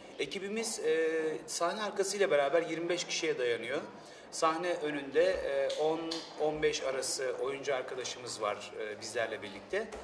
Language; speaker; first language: Turkish; native; Turkish